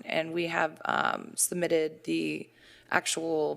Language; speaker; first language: English; native; English